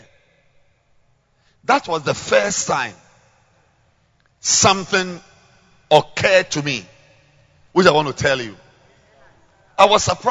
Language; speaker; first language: English; non-native, local second language; Akan